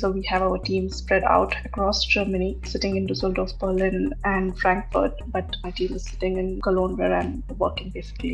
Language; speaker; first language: English; non-native, local second language; Marathi